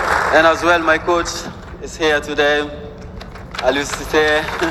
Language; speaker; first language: English; non-native, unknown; Wolof